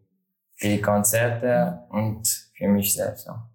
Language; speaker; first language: German; non-native, learner; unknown